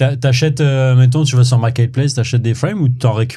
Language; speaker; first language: French; native; French